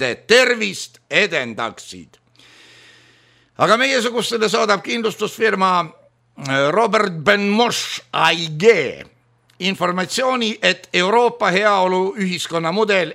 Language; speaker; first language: Estonian; native; Estonian